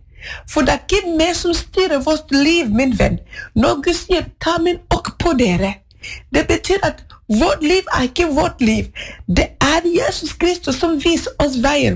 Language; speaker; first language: Norwegian; non-native, fluent; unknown